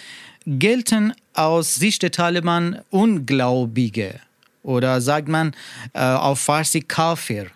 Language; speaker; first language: German; non-native, learner; Persian